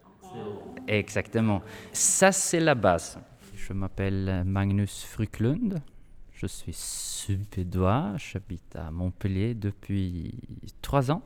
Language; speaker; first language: French; non-native, fluent; Swedish